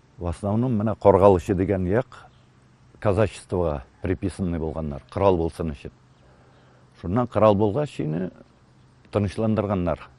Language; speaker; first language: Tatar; native; Tatar